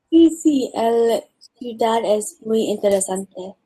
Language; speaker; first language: Spanish; early bilingual, heritage; English